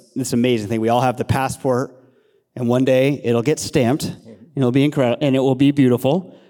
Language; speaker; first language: English; native; English